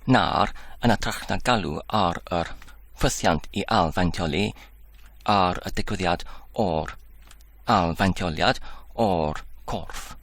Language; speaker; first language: Welsh; non-native, fluent; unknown